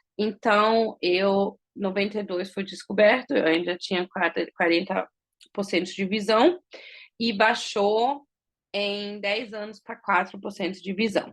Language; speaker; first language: Portuguese; early bilingual, heritage; Portuguese